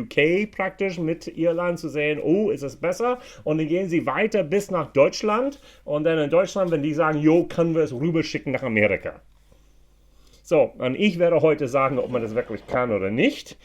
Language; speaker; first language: German; non-native, fluent; English